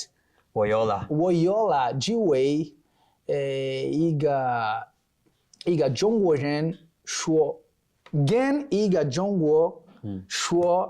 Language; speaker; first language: Chinese; non-native, learner; Portuguese